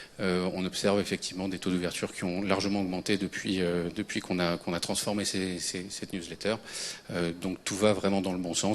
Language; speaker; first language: French; native; French